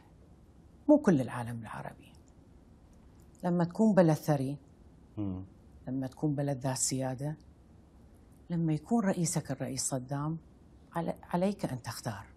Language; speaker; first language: Arabic; native; Arabic